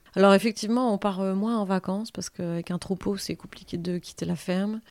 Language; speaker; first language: French; native; French